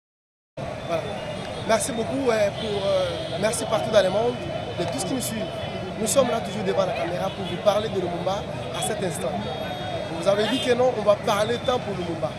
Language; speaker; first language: French; non-native, local second language; Lingala